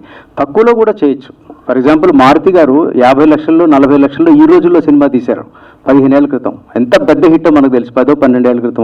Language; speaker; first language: Telugu; native; Telugu